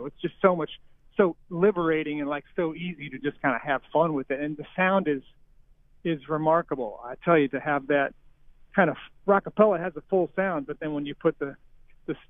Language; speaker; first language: English; native; English